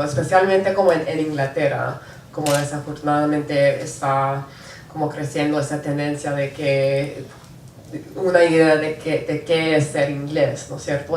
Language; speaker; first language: Spanish; non-native, local second language; English